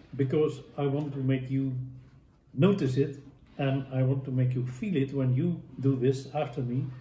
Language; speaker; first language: English; non-native, fluent; Dutch